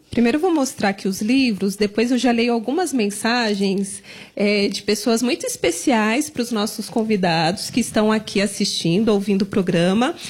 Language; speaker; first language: Portuguese; native; Portuguese